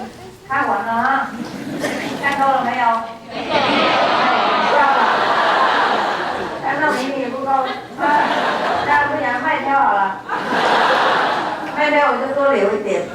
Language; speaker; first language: Chinese; non-native, fluent; Vietnamese